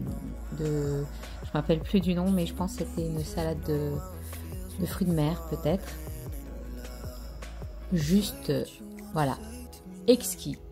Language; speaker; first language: French; non-native, local second language; Arabic